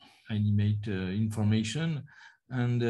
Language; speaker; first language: English; non-native, learner; French